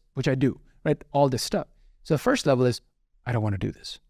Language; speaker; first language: English; non-native, local second language; Urdu